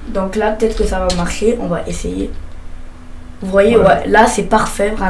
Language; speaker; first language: French; native; French